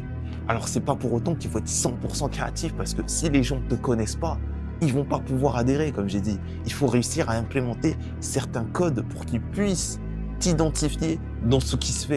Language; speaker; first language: French; native; French